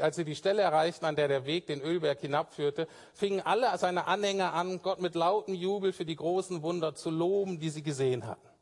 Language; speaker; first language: German; native; German